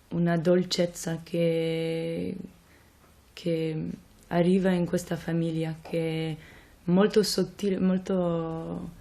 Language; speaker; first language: Italian; non-native, fluent; French